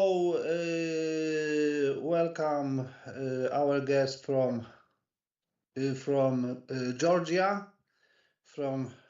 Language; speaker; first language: English; non-native, learner; Polish